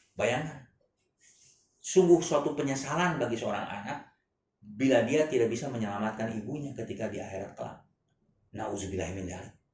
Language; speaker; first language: Indonesian; non-native, local second language; Chinese